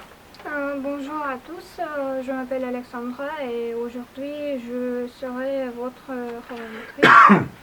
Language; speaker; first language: French; non-native, learner; Russian